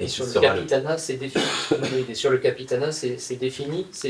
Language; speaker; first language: French; native; French